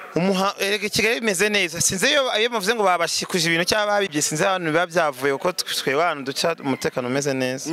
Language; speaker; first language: Kinyarwanda; early bilingual, heritage; Kinyarwanda